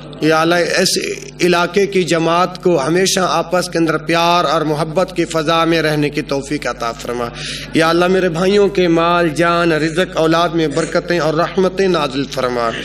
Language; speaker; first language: Urdu; non-native, local second language; Pashto